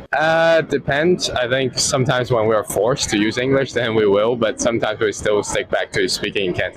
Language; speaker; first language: English; non-native, local second language; Cantonese